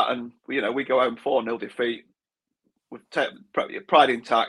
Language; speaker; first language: English; native; English